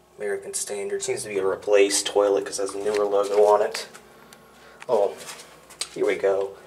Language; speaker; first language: English; native; English